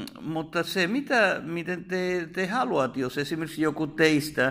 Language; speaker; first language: Finnish; non-native, fluent; Spanish